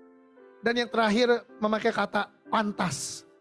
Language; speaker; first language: Indonesian; native; Indonesian